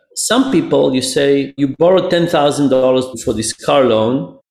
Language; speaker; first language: English; non-native, fluent; Hebrew